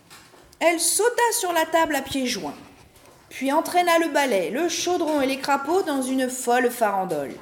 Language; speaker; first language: French; native; French